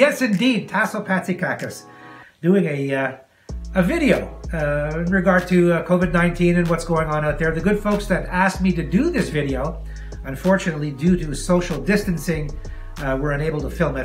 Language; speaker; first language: English; native; English